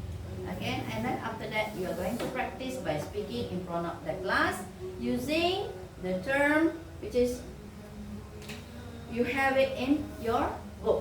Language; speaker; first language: English; non-native, fluent; Indonesian